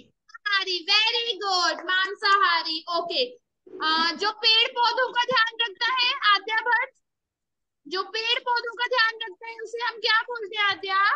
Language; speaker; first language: Hindi; native; Hindi